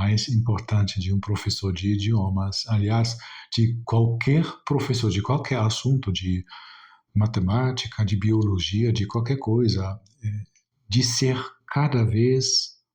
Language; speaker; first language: Portuguese; non-native, fluent; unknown